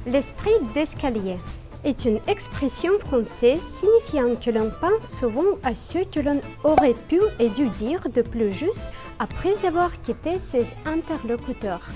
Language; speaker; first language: French; non-native, fluent; Russian